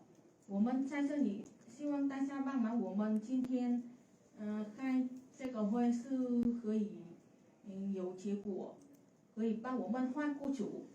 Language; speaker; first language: Chinese; non-native, learner; Vietnamese